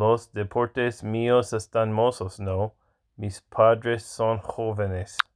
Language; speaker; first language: Spanish; non-native, learner; English